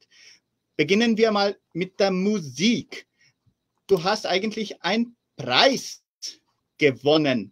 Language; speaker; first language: German; early bilingual, heritage; German